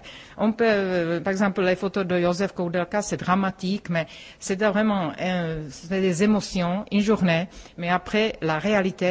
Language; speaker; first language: French; non-native, fluent; Czech